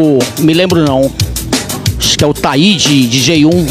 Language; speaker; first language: Portuguese; native; Portuguese